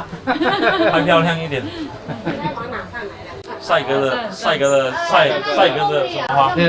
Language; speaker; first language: Chinese; native; Chinese